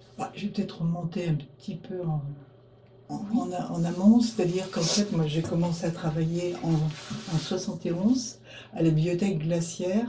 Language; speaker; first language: French; native; French